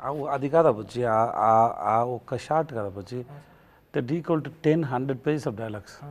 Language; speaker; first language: Telugu; non-native, local second language; Tamil